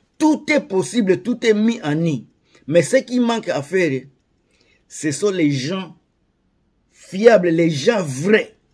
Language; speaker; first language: French; non-native, local second language; Lingala